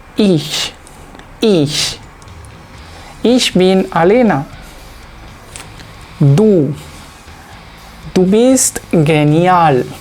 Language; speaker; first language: German; non-native, learner; Spanish